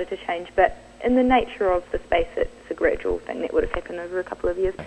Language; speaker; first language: English; native; English